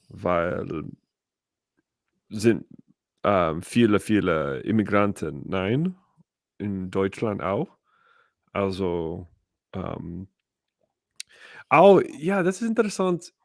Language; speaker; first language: German; non-native, learner; English